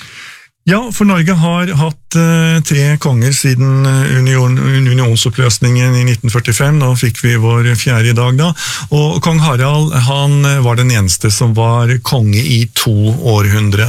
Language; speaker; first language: Norwegian; native; Norwegian